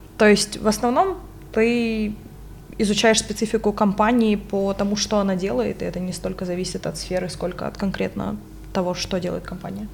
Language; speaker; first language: Russian; non-native, local second language; Ukrainian